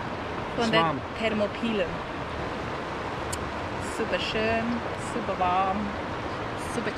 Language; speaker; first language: German; non-native, learner; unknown